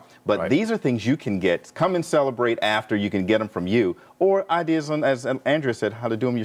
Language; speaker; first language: English; native; English